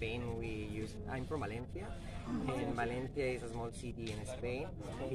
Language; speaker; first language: English; non-native, learner; Spanish